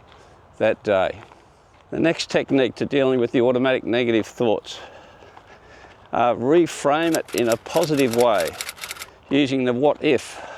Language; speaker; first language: English; native; English